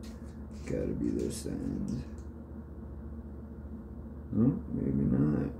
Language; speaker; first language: English; native; English